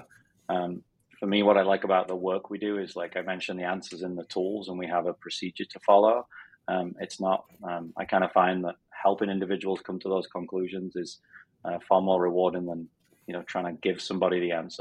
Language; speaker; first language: English; native; English